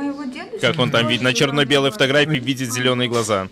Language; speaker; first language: Russian; native; Russian